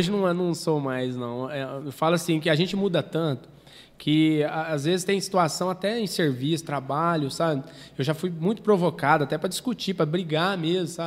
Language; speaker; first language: Portuguese; native; Portuguese